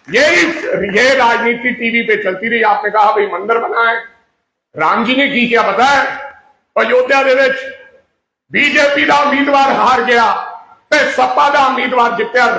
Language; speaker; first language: Hindi; non-native, local second language; Punjabi